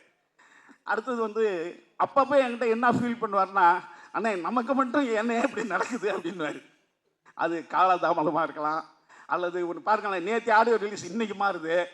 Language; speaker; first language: Tamil; native; Tamil